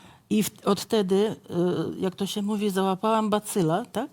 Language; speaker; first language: Polish; non-native, fluent; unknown